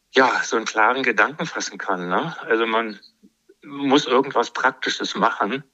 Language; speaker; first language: German; native; German